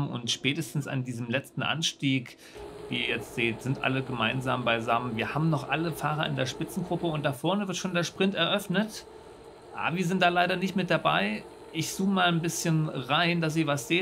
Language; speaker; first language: German; native; German